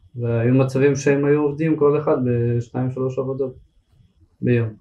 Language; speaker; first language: Hebrew; early bilingual, other home language; Ukrainian